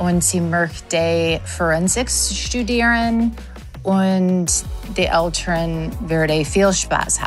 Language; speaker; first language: German; non-native, learner; English